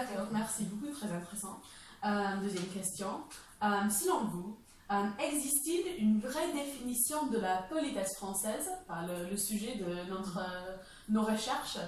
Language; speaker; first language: French; non-native, fluent; English